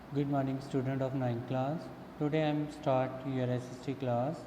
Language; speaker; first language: English; non-native, local second language; Punjabi